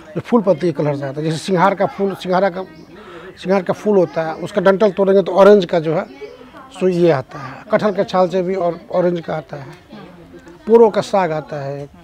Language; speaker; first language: Hindi; native; Hindi